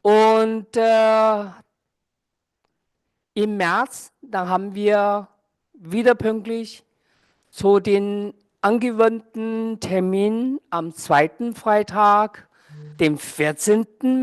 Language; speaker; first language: German; non-native, fluent; Chinese